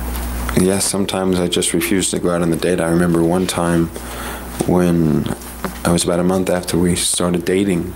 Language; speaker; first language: English; native; English